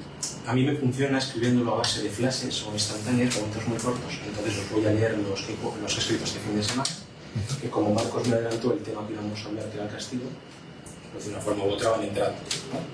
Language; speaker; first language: Spanish; native; Spanish